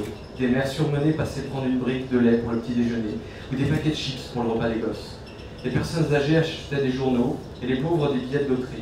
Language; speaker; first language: French; native; French